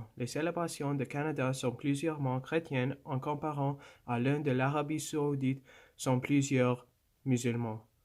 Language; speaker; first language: French; non-native, local second language; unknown